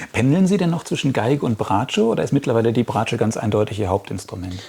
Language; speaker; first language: German; native; German